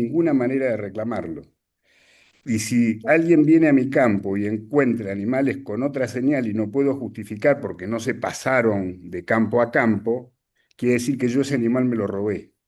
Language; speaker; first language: Spanish; native; Spanish